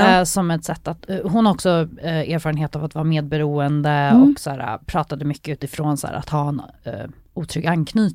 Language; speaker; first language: Swedish; native; Swedish